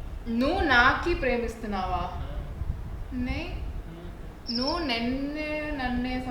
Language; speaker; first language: Telugu; non-native, learner; Tamil